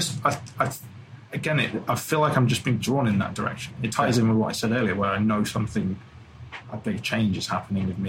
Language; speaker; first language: English; native; English